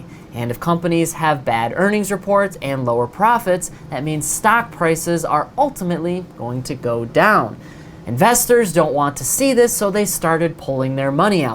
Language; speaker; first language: English; native; English